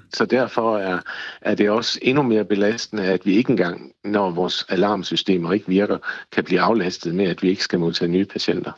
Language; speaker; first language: Danish; native; Danish